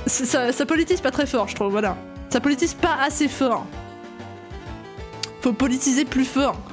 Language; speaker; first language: French; native; French